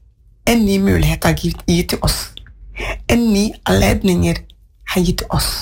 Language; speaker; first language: Norwegian; non-native, fluent; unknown